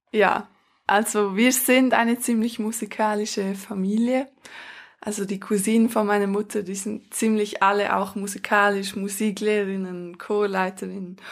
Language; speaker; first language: German; native; German